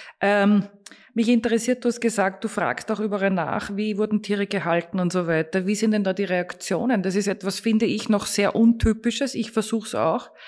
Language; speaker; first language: German; native; German